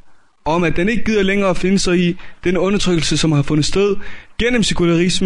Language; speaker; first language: Danish; native; Danish